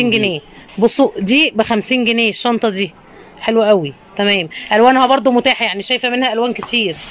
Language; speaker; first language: Arabic; native; Arabic